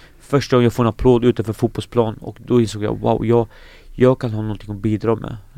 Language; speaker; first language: Swedish; early bilingual, other home language; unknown